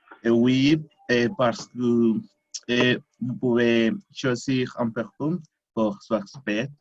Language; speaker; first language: French; non-native, learner; Spanish